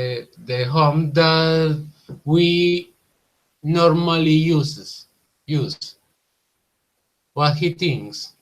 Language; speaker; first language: English; non-native, learner; Spanish